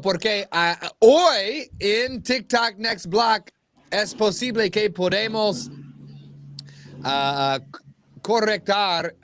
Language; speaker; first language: Spanish; non-native, learner; English